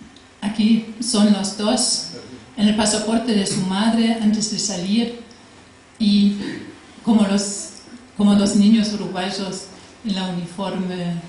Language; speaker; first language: Spanish; non-native, fluent; German